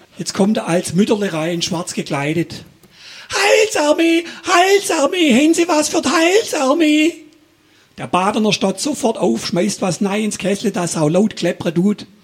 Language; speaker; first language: German; native; German